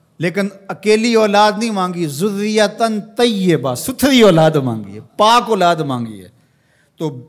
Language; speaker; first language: Urdu; non-native, local second language; Punjabi